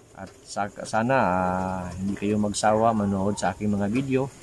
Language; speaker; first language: Filipino; non-native, local second language; Cebuano